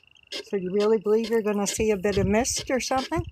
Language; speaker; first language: English; native; English